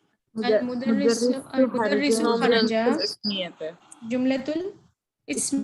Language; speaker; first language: Arabic; non-native, learner; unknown